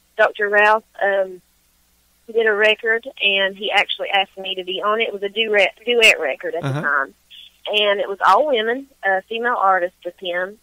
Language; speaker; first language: English; native; English